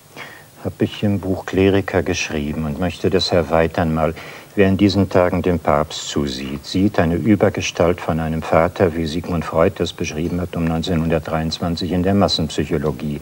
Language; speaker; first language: German; native; German